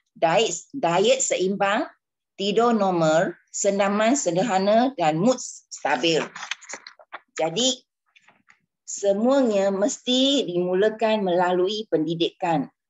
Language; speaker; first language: Malay; non-native, local second language; Chinese